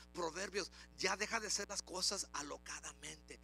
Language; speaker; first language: Spanish; early bilingual, heritage; Spanish